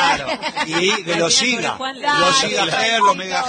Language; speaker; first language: Spanish; native; Spanish